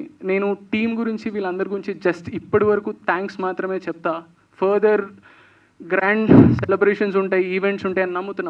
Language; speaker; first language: Telugu; native; Telugu